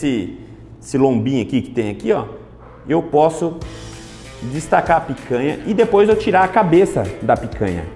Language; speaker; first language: Portuguese; native; Portuguese